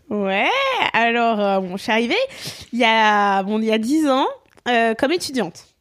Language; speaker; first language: French; native; French